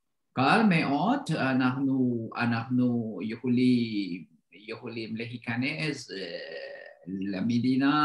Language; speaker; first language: Hebrew; non-native, learner; Indonesian